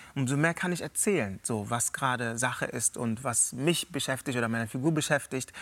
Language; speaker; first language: German; native; German